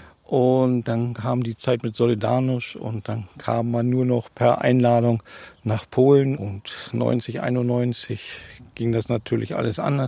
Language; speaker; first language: German; native; German